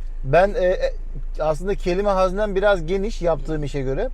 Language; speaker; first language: Turkish; native; Turkish